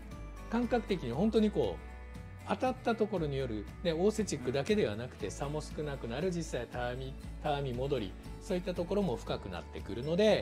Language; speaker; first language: Japanese; native; Japanese